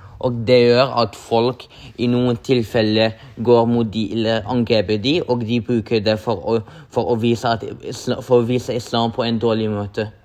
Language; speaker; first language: Norwegian; non-native, local second language; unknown